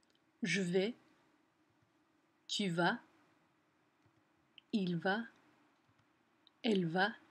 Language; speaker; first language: French; non-native, fluent; English